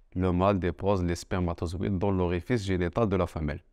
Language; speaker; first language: French; non-native, local second language; Arabic